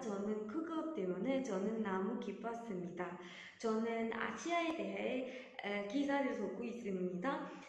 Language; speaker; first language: Korean; non-native, learner; Arabic